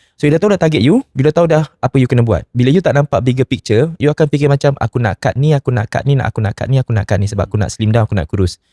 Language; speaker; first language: Malay; native; Malay